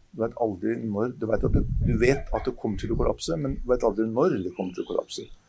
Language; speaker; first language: Norwegian; native; Norwegian